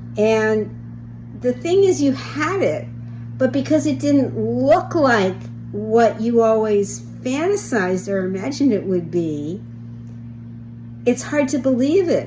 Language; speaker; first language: English; native; English